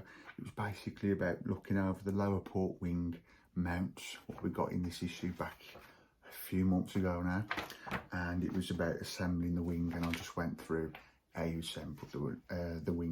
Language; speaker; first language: English; native; English